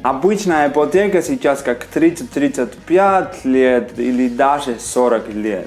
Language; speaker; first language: Russian; non-native, fluent; Spanish